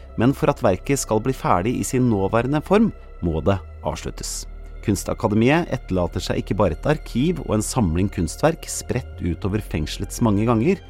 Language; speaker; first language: Norwegian; native; Norwegian